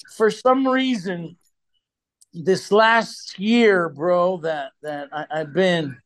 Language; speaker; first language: English; early bilingual, other home language; Spanish